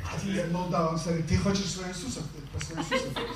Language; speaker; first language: Russian; native; Russian